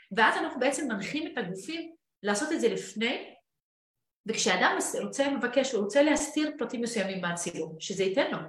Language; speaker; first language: Hebrew; non-native, local second language; Arabic